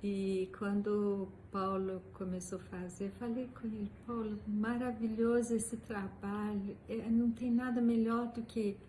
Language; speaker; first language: Portuguese; non-native, fluent; Persian